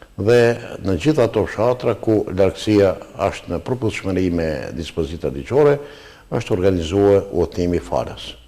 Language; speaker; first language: Albanian; native; Albanian